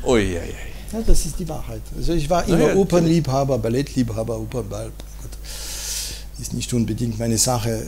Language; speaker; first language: German; non-native, fluent; French